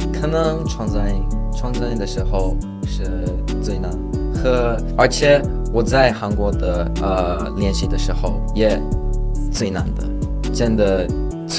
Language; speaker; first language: Chinese; non-native, learner; English